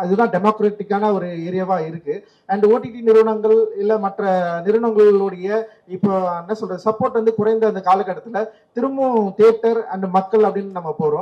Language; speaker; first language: Tamil; native; Tamil